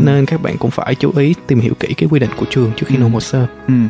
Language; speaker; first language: Vietnamese; native; Vietnamese